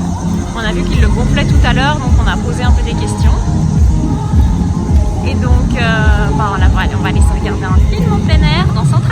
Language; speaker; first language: French; native; French